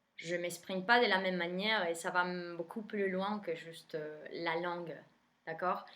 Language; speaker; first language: French; non-native, fluent; Spanish